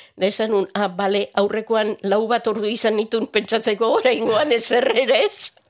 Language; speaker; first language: Basque; native; Basque